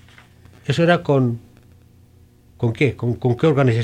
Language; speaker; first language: Spanish; native; Spanish